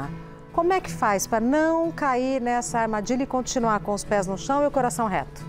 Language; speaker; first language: Portuguese; native; Portuguese